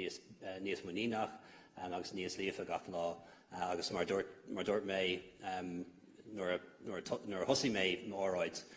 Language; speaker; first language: Irish; non-native, local second language; English